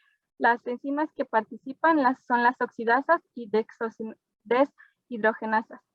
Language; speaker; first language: Spanish; native; Spanish